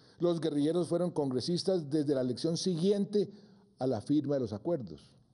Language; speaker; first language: Spanish; native; Spanish